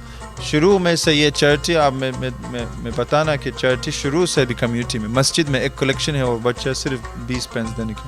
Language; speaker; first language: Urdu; early bilingual, heritage; Urdu